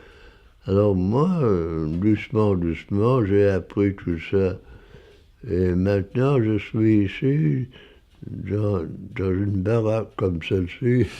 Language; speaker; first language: French; non-native, fluent; English